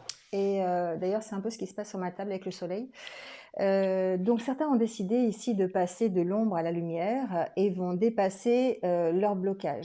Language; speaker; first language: French; native; French